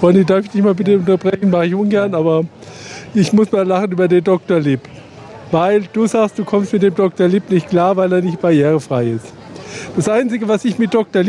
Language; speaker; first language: German; native; German